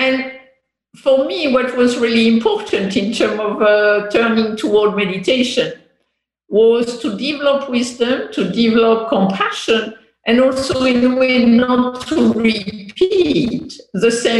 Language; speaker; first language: English; non-native, fluent; French